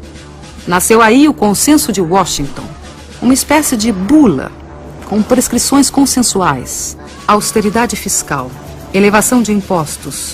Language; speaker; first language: Portuguese; native; Portuguese